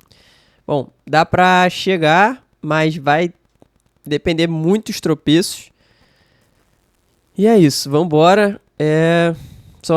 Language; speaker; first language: Portuguese; native; Portuguese